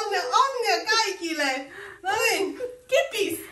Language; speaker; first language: Finnish; non-native, learner; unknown